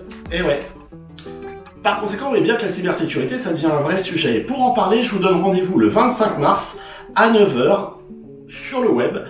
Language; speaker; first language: French; native; French